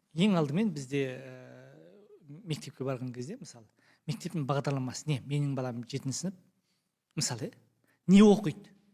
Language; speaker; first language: Kazakh; native; Kazakh